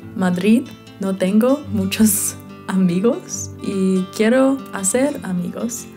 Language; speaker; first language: Spanish; non-native, learner; English